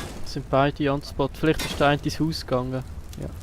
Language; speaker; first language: German; native; German